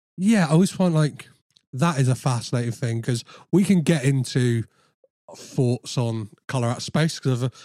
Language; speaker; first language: English; early bilingual, other home language; Greek